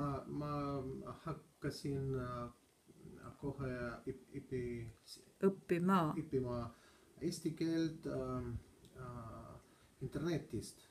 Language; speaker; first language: Estonian; non-native, learner; Russian